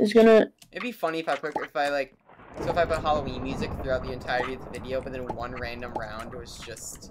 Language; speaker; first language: English; native; English